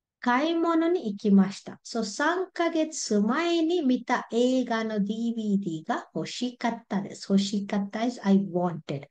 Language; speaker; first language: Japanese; non-native, fluent; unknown